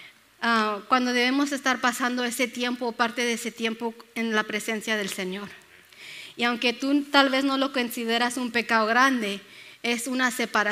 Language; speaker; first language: Spanish; early bilingual, other home language; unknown